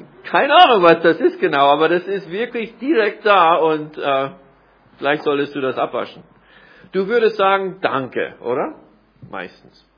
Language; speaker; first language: German; non-native, fluent; English